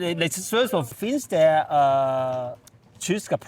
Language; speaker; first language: Danish; non-native, learner; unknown